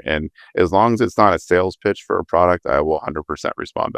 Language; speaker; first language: English; native; English